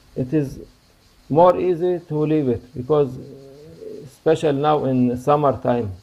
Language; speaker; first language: English; non-native, learner; Turkish